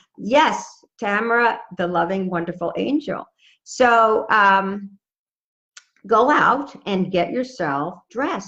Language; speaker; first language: English; native; English